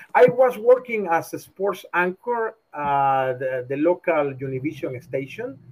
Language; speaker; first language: English; non-native, learner; Spanish